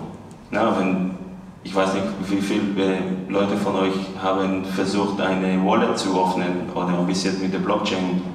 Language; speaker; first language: German; non-native, fluent; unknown